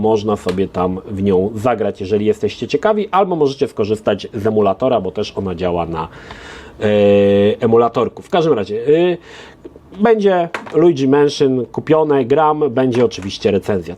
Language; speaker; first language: Polish; native; Polish